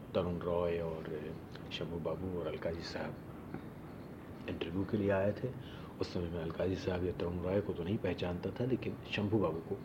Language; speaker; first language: Hindi; non-native, local second language; Marwari